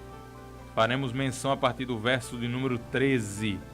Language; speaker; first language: Portuguese; native; Portuguese